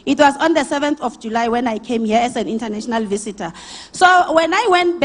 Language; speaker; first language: English; non-native, local second language; Northern Sotho